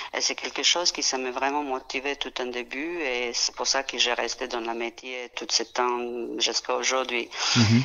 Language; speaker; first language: French; non-native, fluent; Serbian